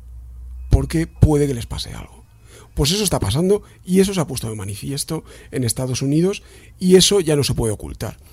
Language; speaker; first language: Spanish; native; Spanish